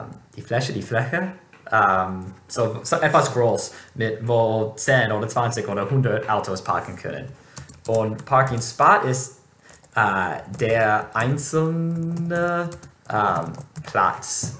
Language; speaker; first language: German; non-native, fluent; English